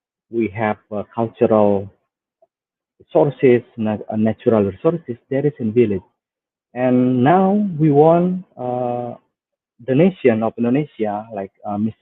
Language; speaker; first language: English; non-native, fluent; Indonesian